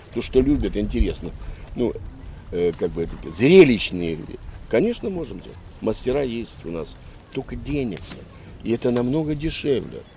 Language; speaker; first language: Russian; native; Russian